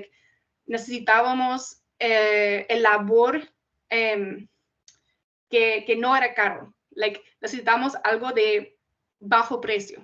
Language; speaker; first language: Spanish; non-native, fluent; English